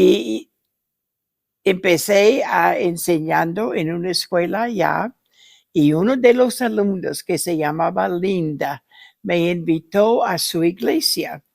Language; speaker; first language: Spanish; non-native, fluent; English